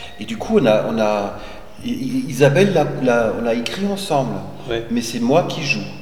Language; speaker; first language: French; non-native, fluent; German